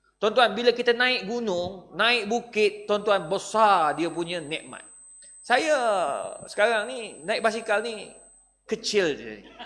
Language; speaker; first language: Malay; native; Malay